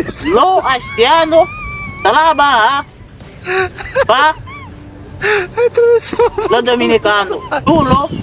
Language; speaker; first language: Spanish; non-native, learner; Haitian Creole